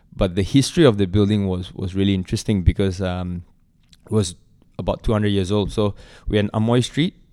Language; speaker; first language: English; native; English